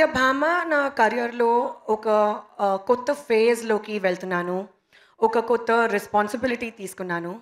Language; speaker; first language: Telugu; non-native, local second language; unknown